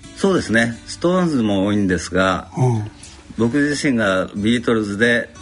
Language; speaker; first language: Japanese; native; Japanese